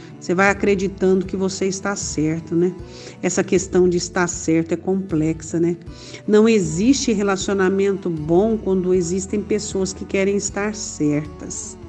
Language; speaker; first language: Portuguese; native; Portuguese